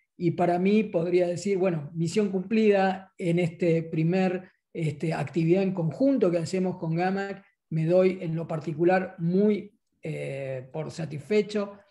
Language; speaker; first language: Spanish; native; Spanish